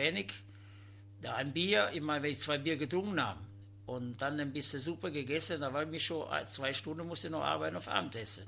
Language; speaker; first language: German; non-native, learner; Italian